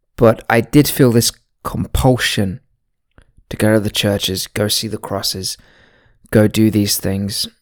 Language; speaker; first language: English; native; English